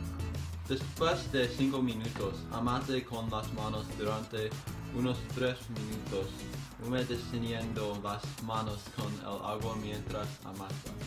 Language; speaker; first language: Spanish; non-native, learner; English